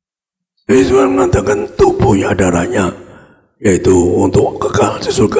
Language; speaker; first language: Indonesian; native; Indonesian